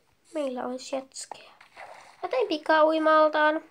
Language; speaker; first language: Finnish; native; Finnish